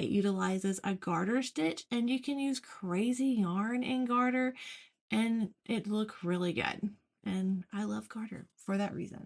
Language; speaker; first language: English; native; English